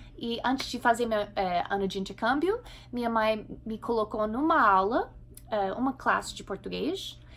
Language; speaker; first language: Portuguese; non-native, fluent; English